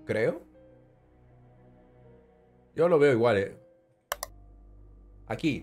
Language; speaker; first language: Spanish; native; Spanish